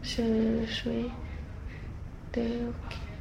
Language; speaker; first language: French; non-native, learner; Swedish